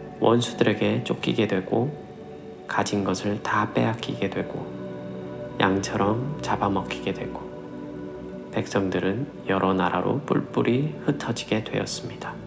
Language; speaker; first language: Korean; native; Korean